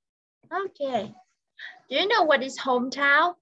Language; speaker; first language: English; non-native, fluent; Vietnamese